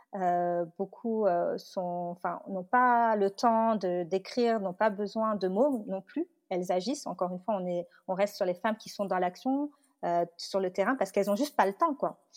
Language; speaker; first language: French; early bilingual, other home language; Tamil